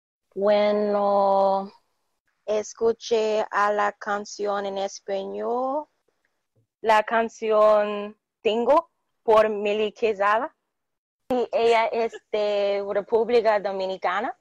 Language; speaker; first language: Spanish; non-native, learner; English